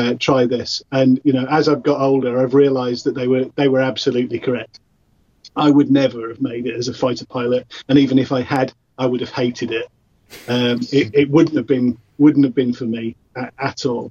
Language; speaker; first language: English; native; English